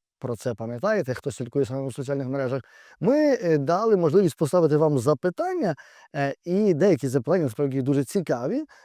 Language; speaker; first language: Ukrainian; native; Ukrainian